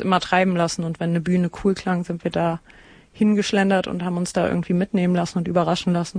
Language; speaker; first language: German; native; German